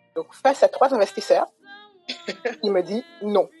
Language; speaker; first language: French; native; French